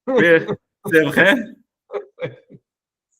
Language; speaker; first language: French; non-native, learner; Chinese